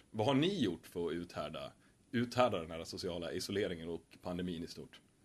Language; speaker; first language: Swedish; native; Swedish